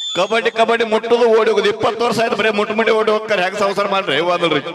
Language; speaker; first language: Kannada; native; Kannada